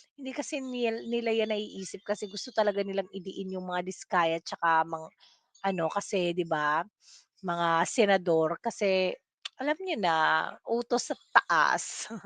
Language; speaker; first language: Filipino; non-native, local second language; Cebuano